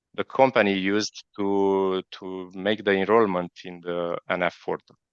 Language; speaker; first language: English; non-native, fluent; Romanian